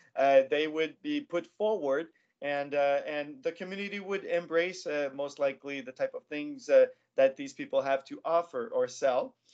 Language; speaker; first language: English; non-native, local second language; French